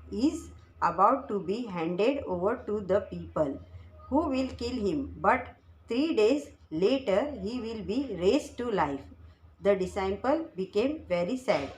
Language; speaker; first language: English; non-native, local second language; Hindi